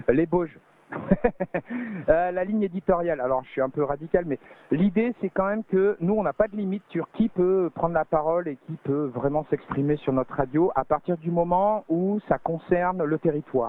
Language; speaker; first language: French; native; French